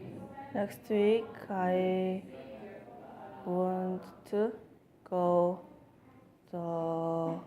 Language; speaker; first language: English; non-native, learner; Korean